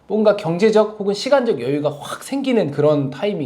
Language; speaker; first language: Korean; native; Korean